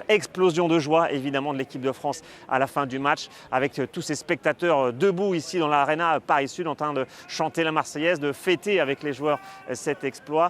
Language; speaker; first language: French; native; French